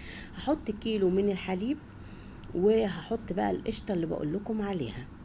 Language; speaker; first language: Arabic; native; Arabic